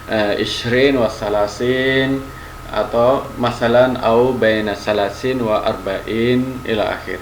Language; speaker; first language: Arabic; non-native, fluent; Indonesian